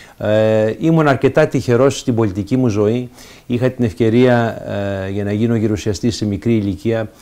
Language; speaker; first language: Greek; early bilingual, heritage; Greek